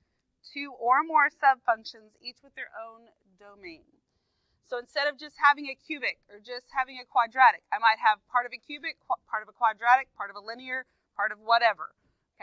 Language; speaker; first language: English; native; English